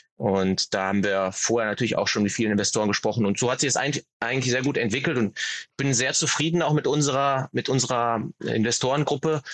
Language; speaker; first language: German; native; German